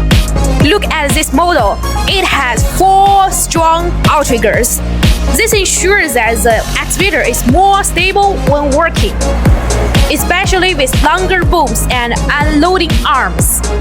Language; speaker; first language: English; non-native, learner; Chinese